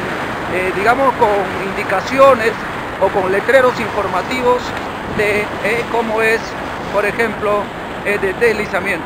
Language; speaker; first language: Spanish; native; Spanish